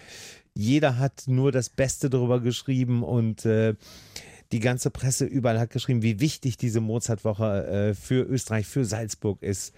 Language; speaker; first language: German; native; German